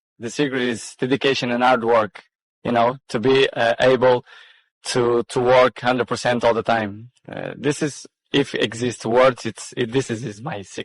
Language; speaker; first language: English; non-native, fluent; Portuguese